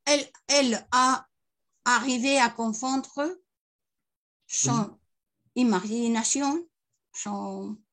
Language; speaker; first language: French; non-native, learner; Spanish